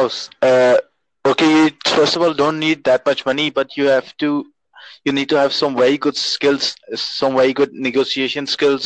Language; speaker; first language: English; non-native, local second language; Urdu